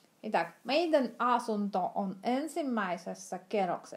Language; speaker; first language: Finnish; non-native, fluent; Russian